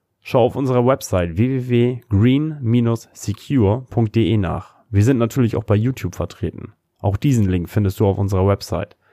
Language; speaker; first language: German; native; German